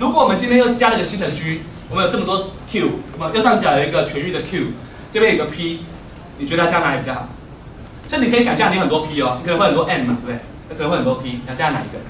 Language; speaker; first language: Chinese; native; Chinese